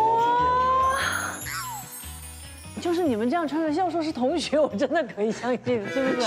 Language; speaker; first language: Chinese; native; Chinese